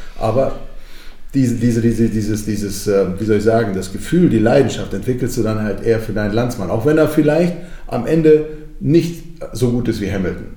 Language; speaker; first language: German; early bilingual, other home language; Croatian